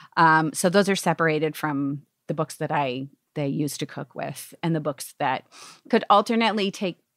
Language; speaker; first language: English; native; English